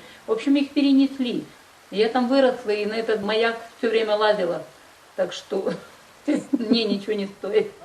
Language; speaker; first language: Russian; native; Russian